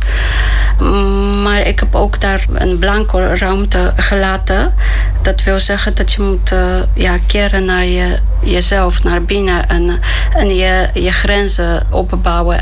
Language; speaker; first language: Dutch; non-native, fluent; Polish